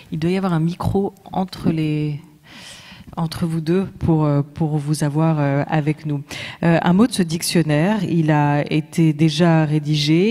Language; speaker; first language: French; native; French